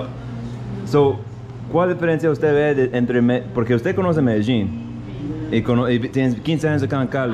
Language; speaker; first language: Spanish; non-native, learner; English